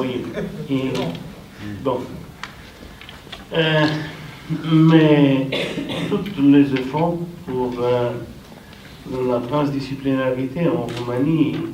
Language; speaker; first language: French; non-native, fluent; Romanian